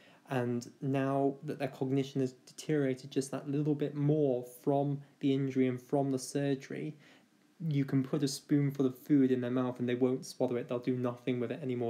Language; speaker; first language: English; native; English